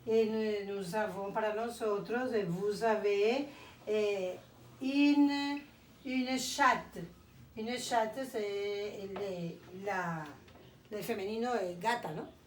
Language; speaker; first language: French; non-native, fluent; Spanish